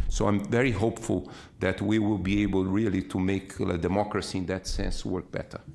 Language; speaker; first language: English; non-native, fluent; Portuguese